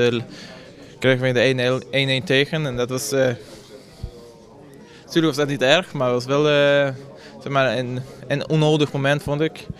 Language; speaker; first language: Dutch; non-native, fluent; Swedish